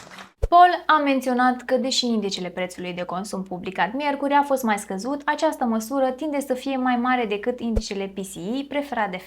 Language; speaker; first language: Romanian; native; Romanian